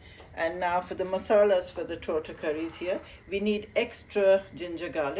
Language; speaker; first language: English; native; English